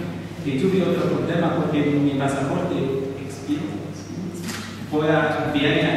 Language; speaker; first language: Spanish; non-native, learner; Arabic